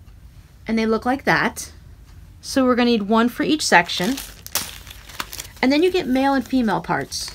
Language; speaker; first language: English; native; English